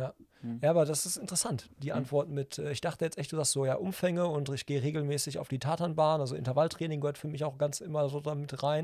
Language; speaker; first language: German; native; German